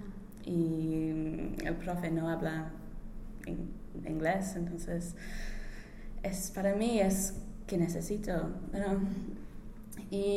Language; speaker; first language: Spanish; non-native, learner; English